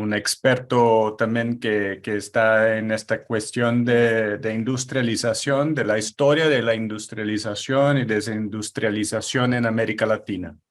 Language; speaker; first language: Spanish; non-native, fluent; Portuguese